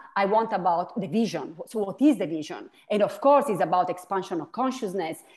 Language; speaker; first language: English; non-native, fluent; Italian